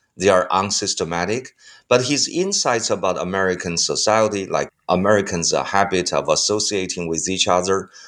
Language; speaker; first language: English; non-native, fluent; Chinese